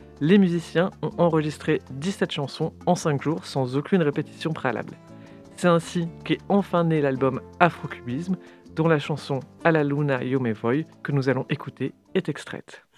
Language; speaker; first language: French; native; French